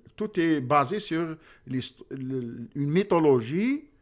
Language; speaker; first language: French; non-native, local second language; Arabic